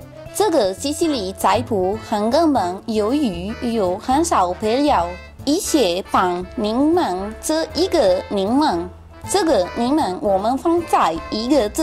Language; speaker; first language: Chinese; non-native, learner; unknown